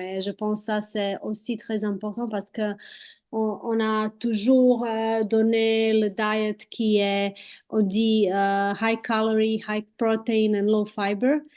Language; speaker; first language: French; non-native, fluent; Croatian